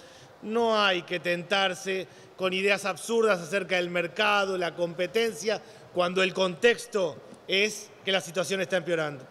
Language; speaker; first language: Spanish; native; Spanish